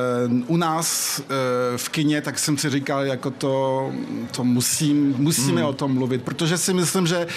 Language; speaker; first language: Czech; early bilingual, heritage; French